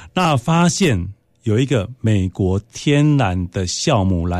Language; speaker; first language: Chinese; native; Chinese